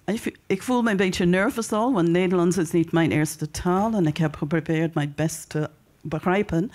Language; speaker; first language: Dutch; non-native, learner; English